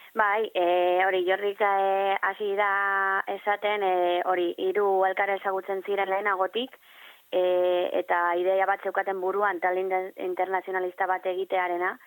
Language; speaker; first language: Basque; non-native, learner; Catalan